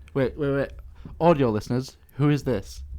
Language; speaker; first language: English; native; English